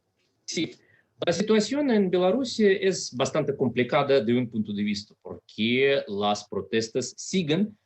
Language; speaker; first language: Spanish; non-native, fluent; Russian